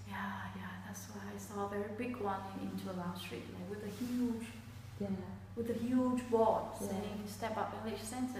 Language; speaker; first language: English; non-native, fluent; Vietnamese